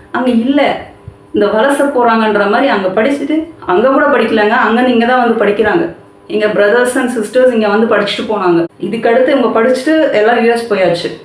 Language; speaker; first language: Tamil; non-native, local second language; Telugu